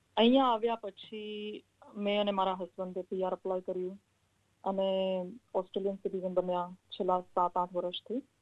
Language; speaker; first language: Gujarati; non-native, local second language; Sindhi